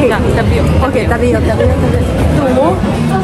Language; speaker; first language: Japanese; non-native, fluent; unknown